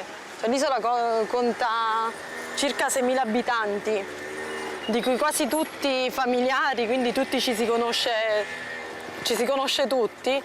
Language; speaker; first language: Italian; native; Italian